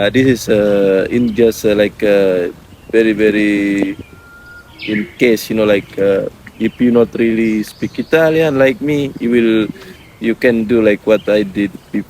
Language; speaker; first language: English; non-native, learner; Indonesian